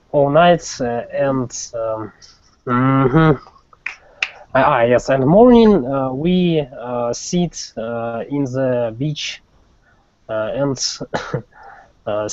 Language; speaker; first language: English; non-native, learner; Russian